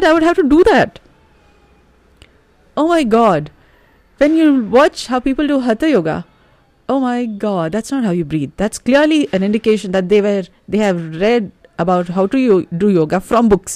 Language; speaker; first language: English; non-native, local second language; Malayalam